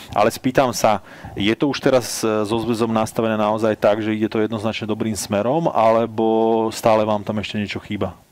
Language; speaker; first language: Slovak; native; Slovak